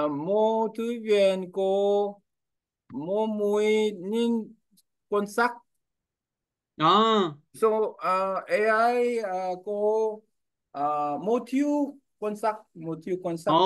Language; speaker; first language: Vietnamese; non-native, learner; Korean